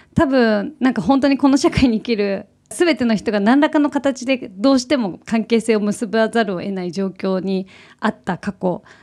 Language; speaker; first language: Japanese; native; Japanese